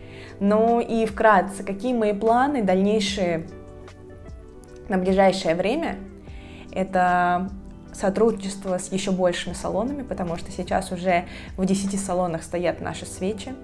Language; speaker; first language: Russian; native; Russian